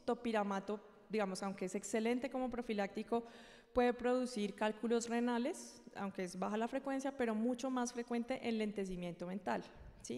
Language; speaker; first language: Spanish; native; Spanish